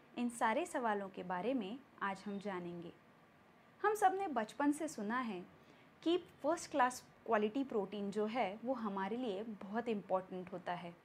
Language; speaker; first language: Hindi; non-native, local second language; Marathi